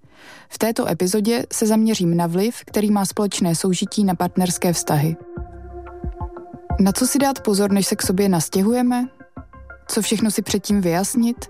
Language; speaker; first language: Czech; native; Czech